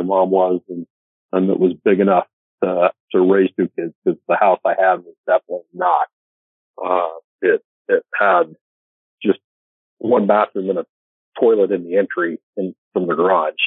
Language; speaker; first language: English; native; English